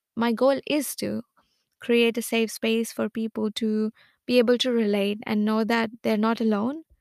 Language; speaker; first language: English; non-native, local second language; Hindi